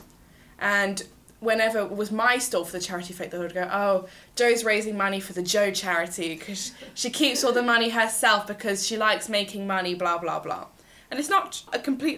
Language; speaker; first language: English; native; English